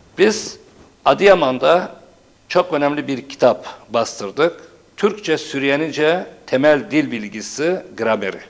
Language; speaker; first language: Turkish; non-native, local second language; Turoyo